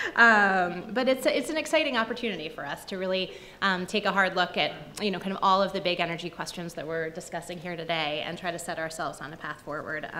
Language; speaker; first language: English; native; English